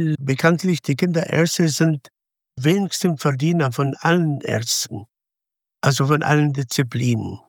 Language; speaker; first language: German; non-native, fluent; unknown